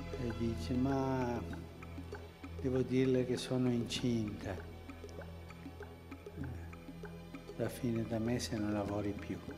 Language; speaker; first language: Italian; non-native, fluent; Spanish